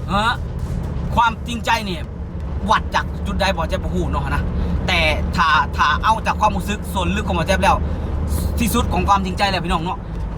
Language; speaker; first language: Thai; native; Thai